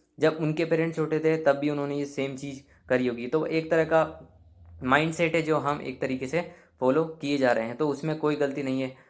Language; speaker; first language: Hindi; native; Hindi